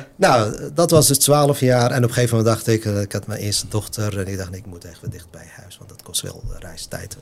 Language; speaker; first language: Dutch; non-native, fluent; Arabic